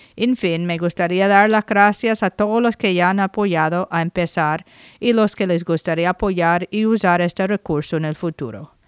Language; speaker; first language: Spanish; non-native, fluent; English